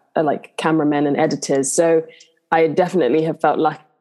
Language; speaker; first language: English; native; English